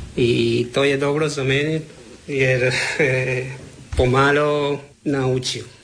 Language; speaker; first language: Croatian; non-native, learner; Spanish